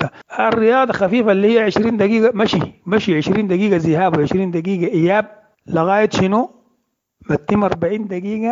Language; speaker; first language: Arabic; native; Arabic